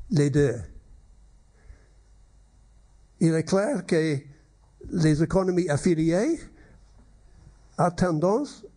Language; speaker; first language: French; non-native, learner; English